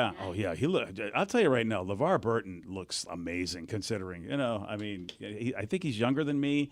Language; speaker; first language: English; native; English